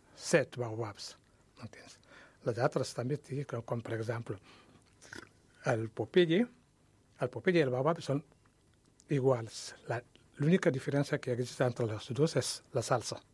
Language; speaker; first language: Catalan; non-native, learner; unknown